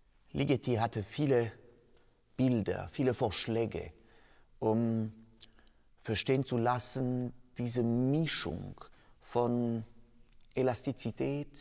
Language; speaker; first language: German; non-native, fluent; French